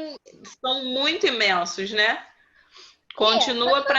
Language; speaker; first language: Portuguese; native; Portuguese